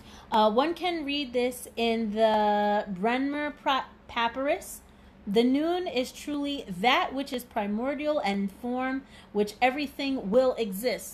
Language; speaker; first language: English; native; English